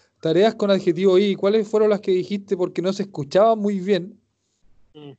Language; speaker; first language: Spanish; native; Spanish